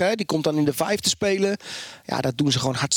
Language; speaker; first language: Dutch; native; Dutch